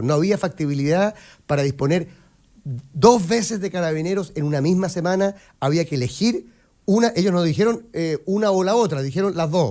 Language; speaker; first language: Spanish; native; Spanish